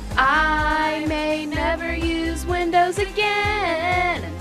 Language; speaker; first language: English; native; English